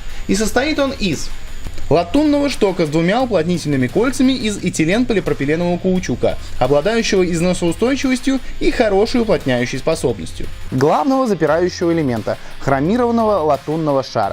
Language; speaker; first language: Russian; native; Russian